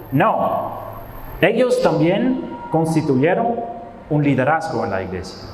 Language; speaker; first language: Spanish; non-native, fluent; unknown